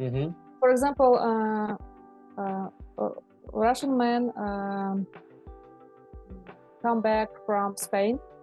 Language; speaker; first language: English; non-native, learner; Russian